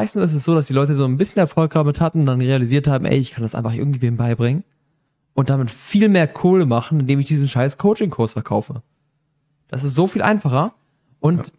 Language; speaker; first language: German; native; German